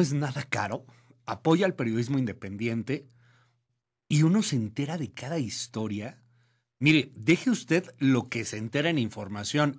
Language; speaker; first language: Spanish; native; Spanish